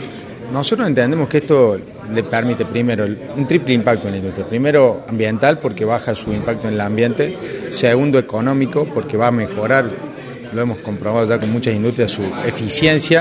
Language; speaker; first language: Spanish; native; Spanish